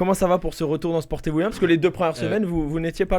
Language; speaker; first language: French; native; French